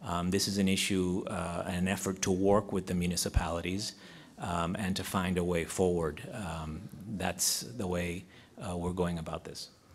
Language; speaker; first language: English; non-native, local second language; Spanish